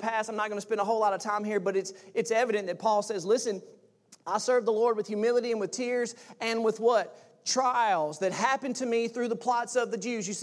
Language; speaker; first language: English; native; English